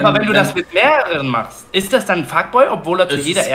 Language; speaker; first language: German; native; German